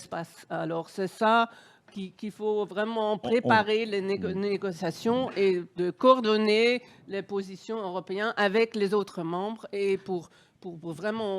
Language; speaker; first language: French; non-native, fluent; Dutch